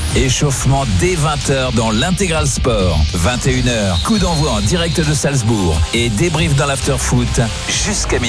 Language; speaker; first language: French; native; French